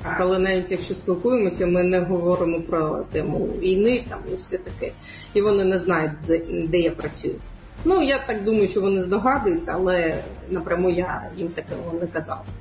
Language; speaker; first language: Ukrainian; non-native, local second language; Crimean Tatar